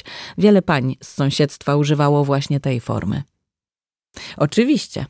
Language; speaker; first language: Polish; native; Polish